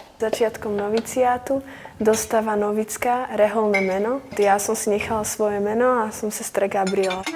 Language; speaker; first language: Slovak; early bilingual, heritage; Slovak